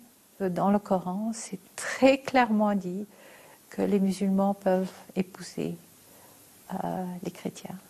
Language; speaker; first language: French; non-native, local second language; Arabic